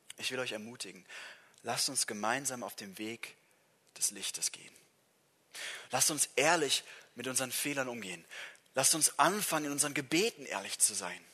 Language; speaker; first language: German; non-native, fluent; English